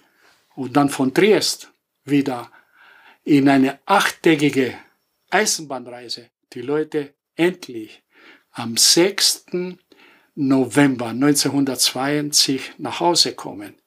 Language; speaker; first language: German; non-native, fluent; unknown